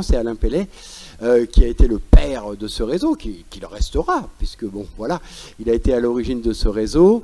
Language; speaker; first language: French; native; French